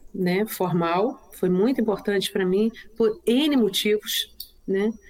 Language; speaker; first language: Portuguese; native; Portuguese